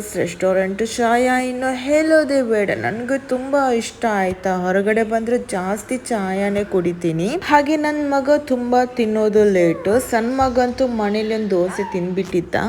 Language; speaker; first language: Kannada; native; Kannada